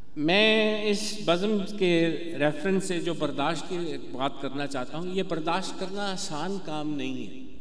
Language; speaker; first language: Urdu; non-native, local second language; Punjabi